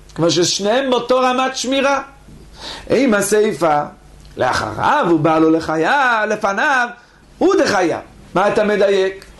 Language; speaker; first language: Hebrew; native; Hebrew